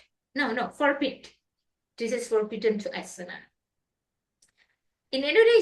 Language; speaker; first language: English; non-native, fluent; Indonesian